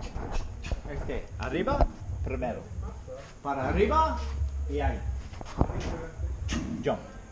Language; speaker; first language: Spanish; non-native, learner; English